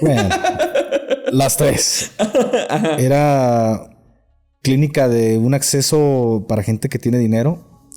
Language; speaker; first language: Spanish; native; Spanish